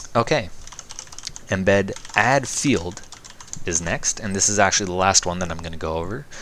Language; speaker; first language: English; native; English